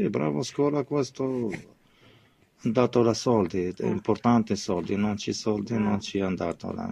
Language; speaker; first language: Italian; non-native, learner; Arabic